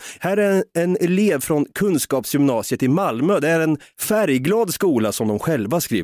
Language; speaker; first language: Swedish; native; Swedish